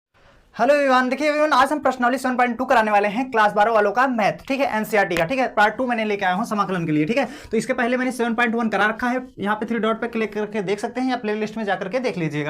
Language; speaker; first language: Hindi; native; Hindi